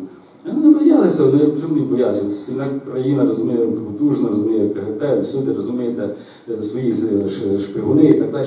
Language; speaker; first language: Ukrainian; native; Ukrainian